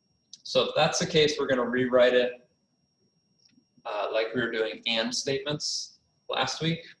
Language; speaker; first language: English; native; English